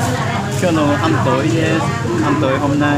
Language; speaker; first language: Vietnamese; non-native, learner; Japanese